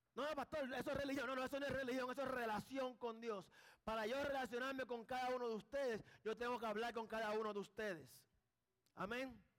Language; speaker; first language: Spanish; early bilingual, heritage; Spanish